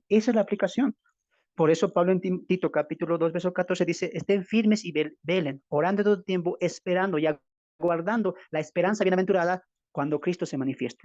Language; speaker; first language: Spanish; native; Spanish